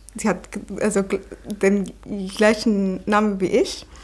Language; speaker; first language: German; non-native, fluent; Arabic